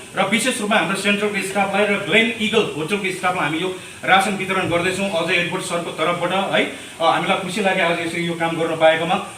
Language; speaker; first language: Nepali; native; Nepali